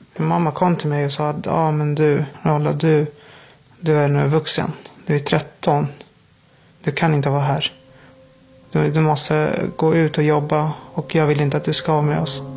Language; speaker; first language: Swedish; non-native, fluent; Persian